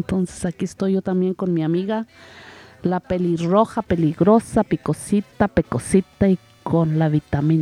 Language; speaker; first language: Spanish; native; Spanish